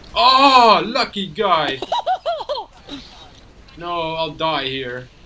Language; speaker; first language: English; non-native, fluent; Dutch